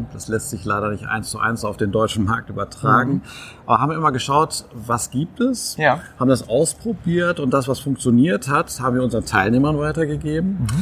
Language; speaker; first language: German; native; German